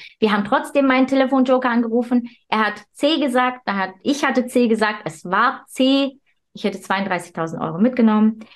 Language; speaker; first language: German; early bilingual, other home language; Turkish